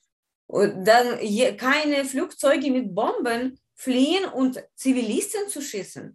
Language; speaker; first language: German; non-native, learner; Ukrainian